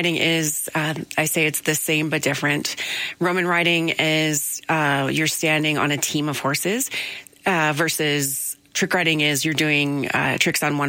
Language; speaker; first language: English; native; English